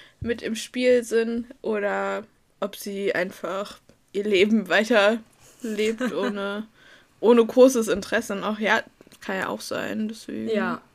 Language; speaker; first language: German; native; German